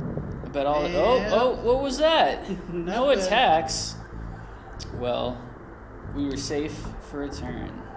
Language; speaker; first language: English; native; English